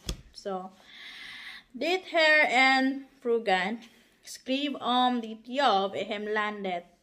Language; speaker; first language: Swedish; non-native, learner; Filipino